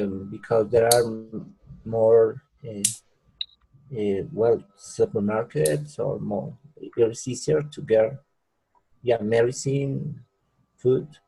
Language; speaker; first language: English; non-native, learner; Spanish